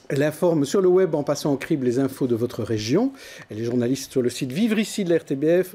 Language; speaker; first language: French; native; French